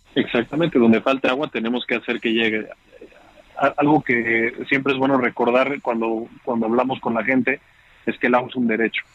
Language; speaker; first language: Spanish; native; Spanish